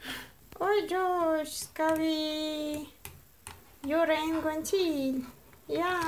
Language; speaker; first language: Swedish; non-native, learner; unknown